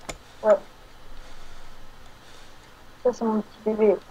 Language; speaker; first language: French; native; French